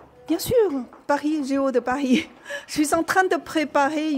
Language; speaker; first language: French; non-native, learner; Chinese